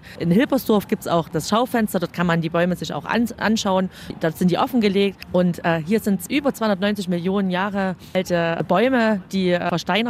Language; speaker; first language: German; native; German